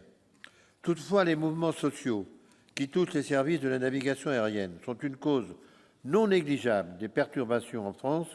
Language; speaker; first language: French; native; French